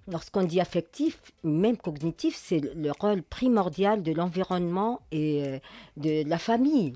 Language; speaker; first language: French; non-native, local second language; Arabic